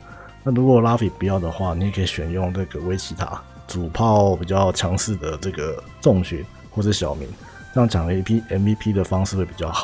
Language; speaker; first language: Chinese; native; Chinese